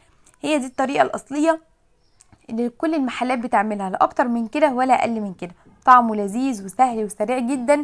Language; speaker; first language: Arabic; native; Arabic